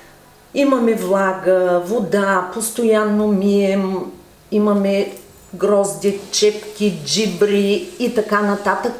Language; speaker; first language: Bulgarian; native; Bulgarian